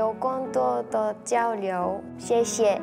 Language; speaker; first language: Chinese; non-native, learner; Korean